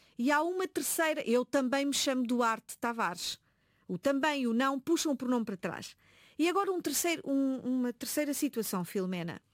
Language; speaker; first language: Portuguese; native; Portuguese